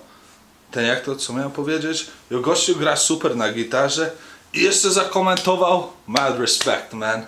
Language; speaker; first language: Polish; early bilingual, heritage; Polish